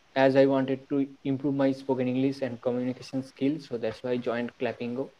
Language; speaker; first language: English; non-native, local second language; Bangla